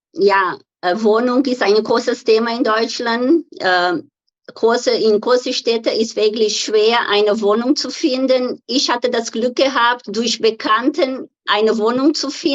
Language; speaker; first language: German; non-native, fluent; Portuguese